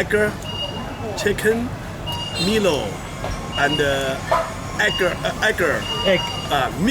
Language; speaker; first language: English; non-native, learner; Chinese